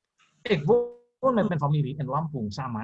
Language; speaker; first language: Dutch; non-native, fluent; Indonesian